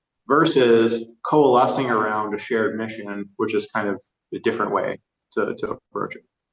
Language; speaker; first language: English; native; English